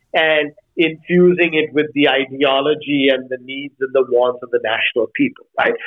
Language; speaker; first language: English; non-native, local second language; Bangla